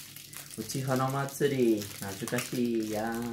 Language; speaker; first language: Japanese; non-native, learner; Spanish